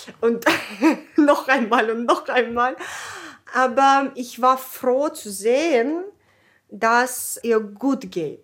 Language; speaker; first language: German; non-native, fluent; Ukrainian